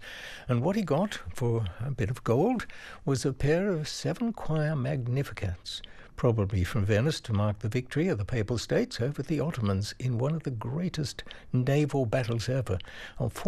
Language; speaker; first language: English; native; English